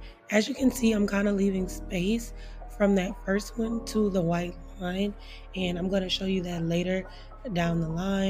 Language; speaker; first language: English; native; English